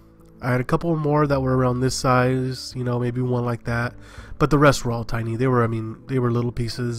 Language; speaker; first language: English; native; English